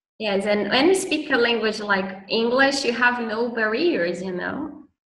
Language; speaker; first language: English; non-native, fluent; Portuguese